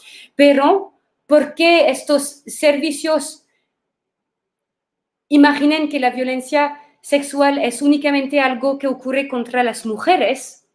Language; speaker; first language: Spanish; non-native, fluent; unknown